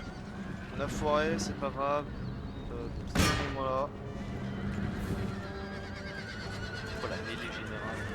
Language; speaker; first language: French; native; French